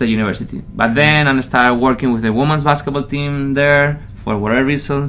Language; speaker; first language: English; non-native, fluent; Spanish